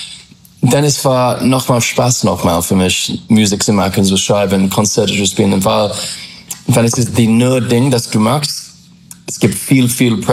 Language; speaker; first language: German; non-native, fluent; English